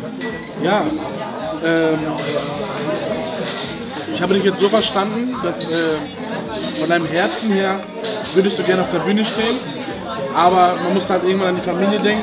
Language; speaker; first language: German; native; German